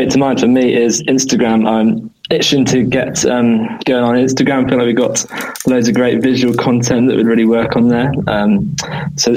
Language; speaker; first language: English; native; English